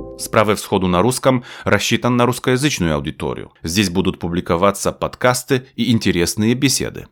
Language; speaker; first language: Russian; non-native, fluent; Polish